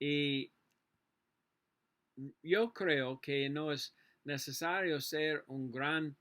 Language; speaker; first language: Spanish; non-native, learner; English